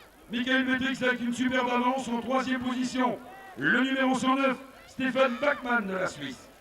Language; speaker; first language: French; native; French